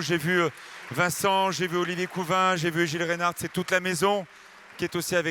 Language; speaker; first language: French; native; French